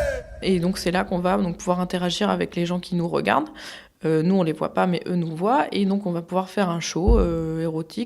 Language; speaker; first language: French; native; French